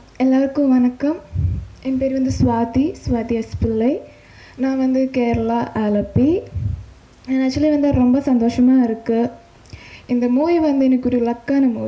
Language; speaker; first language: Tamil; non-native, learner; Malayalam